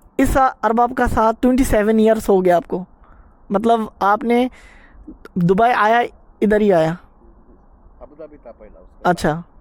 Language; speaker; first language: Hindi; non-native, learner; Bangla